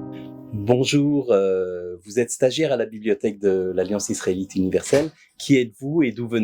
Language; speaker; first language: French; native; French